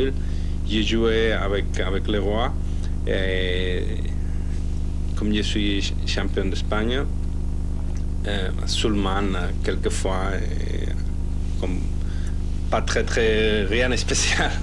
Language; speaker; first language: French; non-native, learner; Spanish